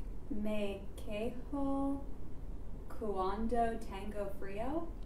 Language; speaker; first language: Spanish; non-native, fluent; English